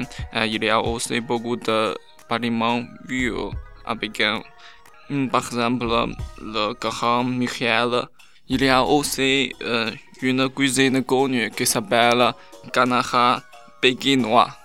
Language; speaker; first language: French; non-native, learner; Chinese